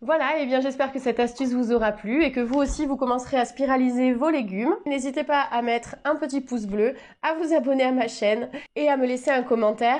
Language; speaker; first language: French; native; French